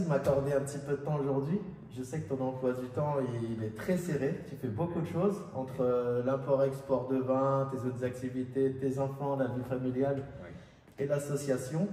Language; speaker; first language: French; native; French